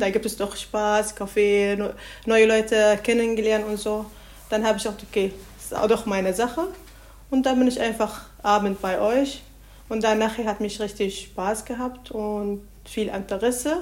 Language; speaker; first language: German; non-native, learner; Arabic